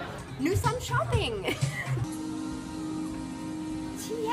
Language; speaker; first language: French; non-native, learner; English